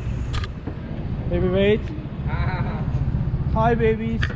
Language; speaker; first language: English; non-native, learner; Turkish